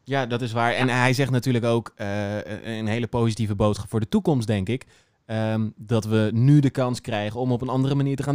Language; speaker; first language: Dutch; native; Dutch